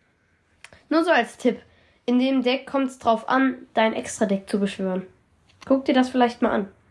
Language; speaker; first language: German; native; German